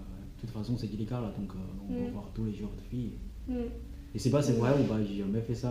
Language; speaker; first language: French; non-native, learner; Chinese